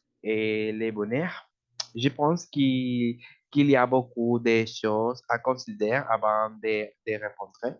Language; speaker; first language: French; non-native, learner; Spanish